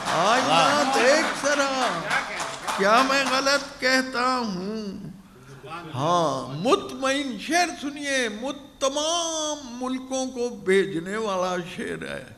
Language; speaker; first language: Urdu; non-native, local second language; Punjabi